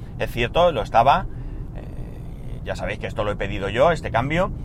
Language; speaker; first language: Spanish; native; Spanish